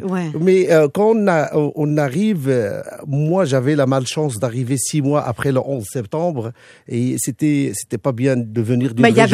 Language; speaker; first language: French; non-native, local second language; Arabic